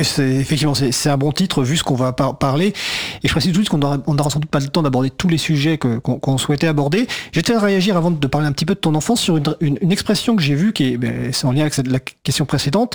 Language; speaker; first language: French; native; French